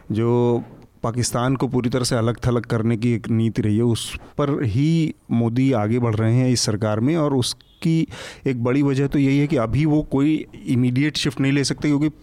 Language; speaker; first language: Hindi; native; Hindi